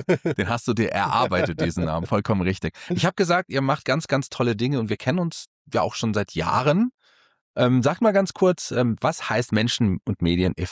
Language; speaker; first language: German; native; German